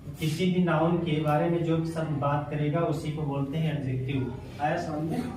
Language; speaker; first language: Hindi; native; Hindi